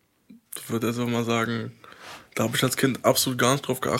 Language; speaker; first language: German; native; German